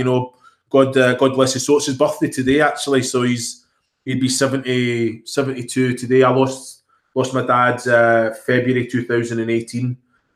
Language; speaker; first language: English; native; English